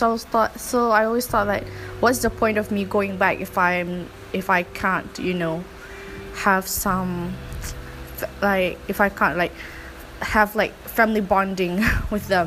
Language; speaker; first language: English; non-native, local second language; Malay